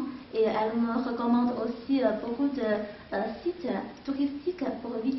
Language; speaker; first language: French; non-native, fluent; Chinese